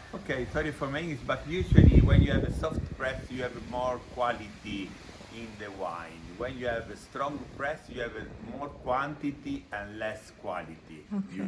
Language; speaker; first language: English; non-native, learner; Italian